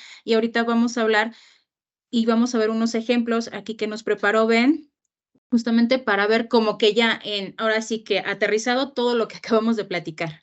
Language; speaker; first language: Spanish; native; Spanish